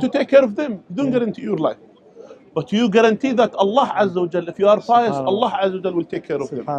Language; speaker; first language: English; non-native, fluent; Arabic